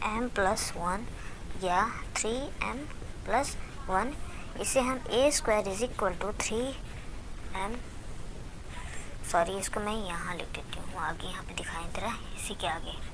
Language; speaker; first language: Hindi; native; Hindi